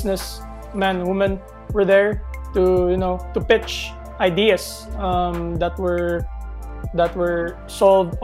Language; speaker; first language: English; non-native, local second language; Cebuano